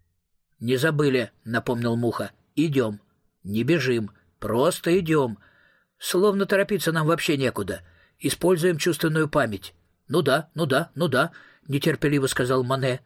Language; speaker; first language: Russian; native; Russian